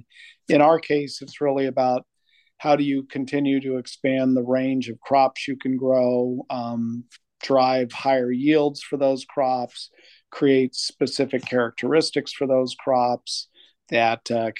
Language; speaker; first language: English; native; English